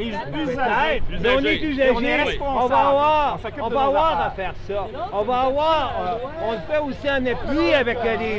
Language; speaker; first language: French; native; French